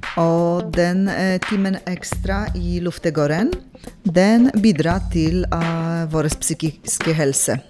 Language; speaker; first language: Norwegian; non-native, local second language; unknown